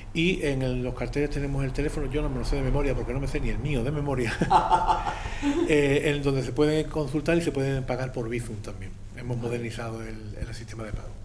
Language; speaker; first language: Spanish; native; Spanish